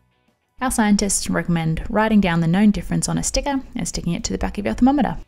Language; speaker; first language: English; native; English